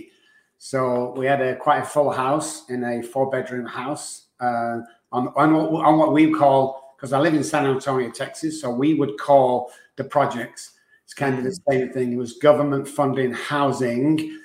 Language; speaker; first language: English; native; English